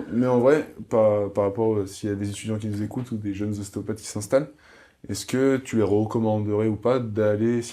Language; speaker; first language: French; native; French